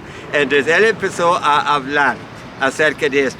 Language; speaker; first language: Spanish; non-native, fluent; English